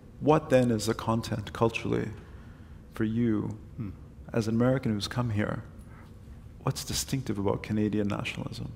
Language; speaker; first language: English; native; English